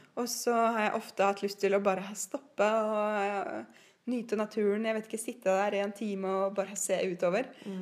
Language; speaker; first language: Norwegian; non-native, fluent; Russian